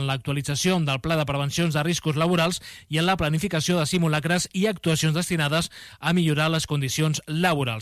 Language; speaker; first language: Catalan; native; Catalan